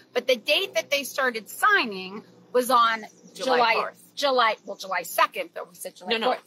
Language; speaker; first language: English; native; English